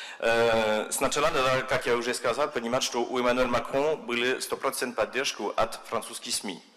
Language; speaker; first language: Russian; non-native, fluent; French